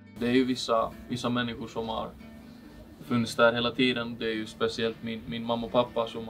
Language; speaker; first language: Swedish; non-native, fluent; Icelandic